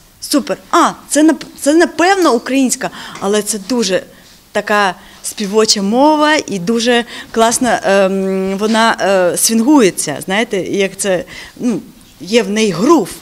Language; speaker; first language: Ukrainian; non-native, local second language; Russian